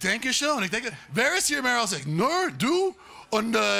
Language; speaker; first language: German; non-native, learner; English